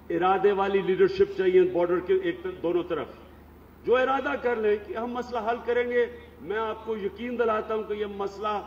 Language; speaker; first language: Urdu; native; Urdu